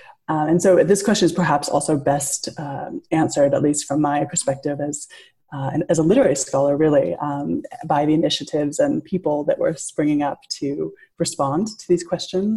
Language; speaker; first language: English; native; English